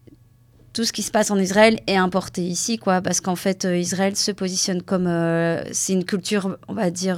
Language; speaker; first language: French; native; French